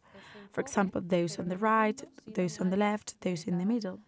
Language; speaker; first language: English; non-native, fluent; Spanish